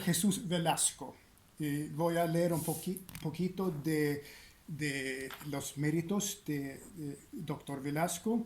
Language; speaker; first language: Spanish; non-native, fluent; Swedish